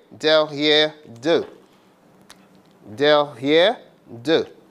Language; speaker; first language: French; non-native, fluent; English